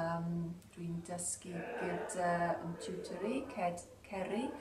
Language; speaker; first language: Welsh; non-native, learner; English